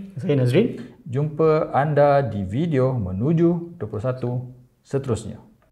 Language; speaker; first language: Malay; native; Malay